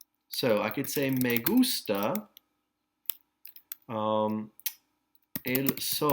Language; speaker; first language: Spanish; non-native, fluent; English